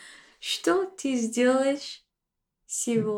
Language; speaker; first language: Russian; non-native, learner; English